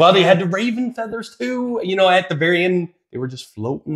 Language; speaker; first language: English; native; English